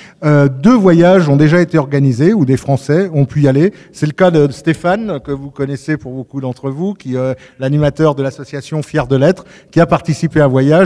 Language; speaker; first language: French; native; French